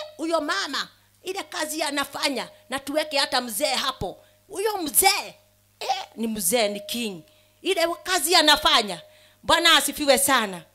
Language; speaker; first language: Swahili; non-native, local second language; Kikuyu